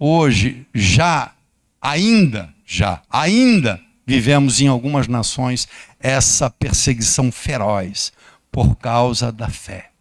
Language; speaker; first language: Portuguese; native; Portuguese